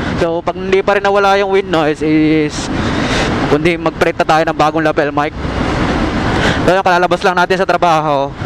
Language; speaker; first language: Filipino; native; Filipino